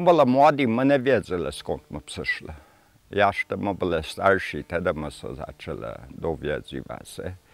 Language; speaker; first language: Polish; early bilingual, heritage; Polish